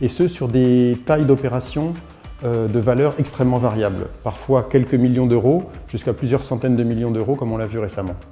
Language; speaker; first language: French; native; French